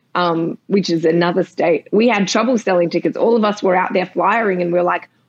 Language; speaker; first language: English; native; English